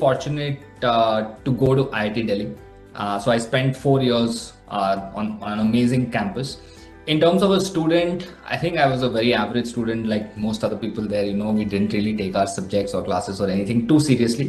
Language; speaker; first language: English; non-native, local second language; Telugu